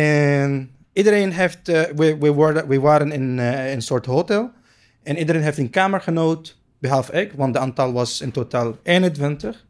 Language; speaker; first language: Dutch; non-native, learner; Arabic